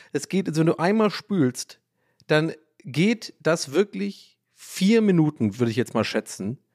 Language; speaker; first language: German; early bilingual, other home language; English